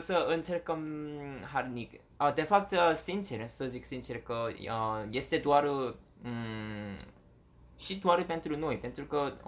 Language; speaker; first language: Romanian; non-native, learner; Korean